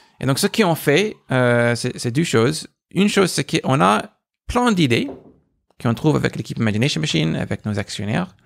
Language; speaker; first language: French; non-native, fluent; English